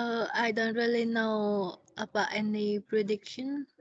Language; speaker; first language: English; non-native, learner; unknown